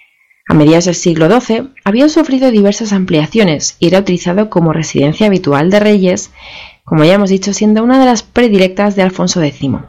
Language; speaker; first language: Spanish; native; Spanish